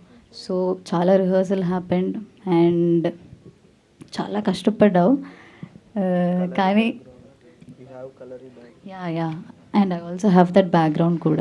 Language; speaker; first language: Telugu; non-native, learner; Malayalam